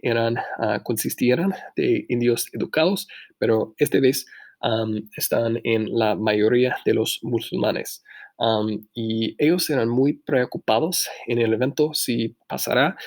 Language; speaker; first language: Spanish; non-native, fluent; English